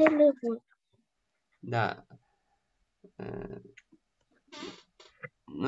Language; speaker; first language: Russian; native; Russian